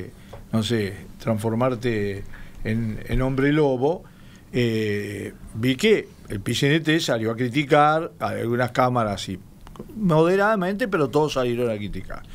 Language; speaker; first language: Spanish; native; Spanish